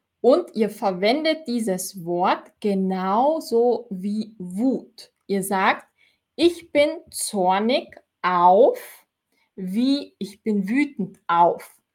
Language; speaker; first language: German; native; German